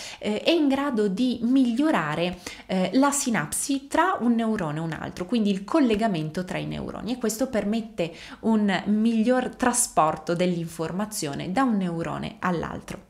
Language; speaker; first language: Italian; native; Italian